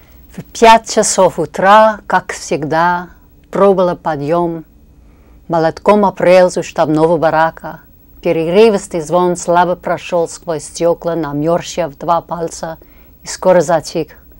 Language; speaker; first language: Russian; non-native, fluent; English